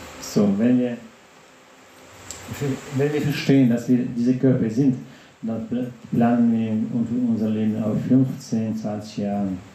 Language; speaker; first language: German; non-native, fluent; Russian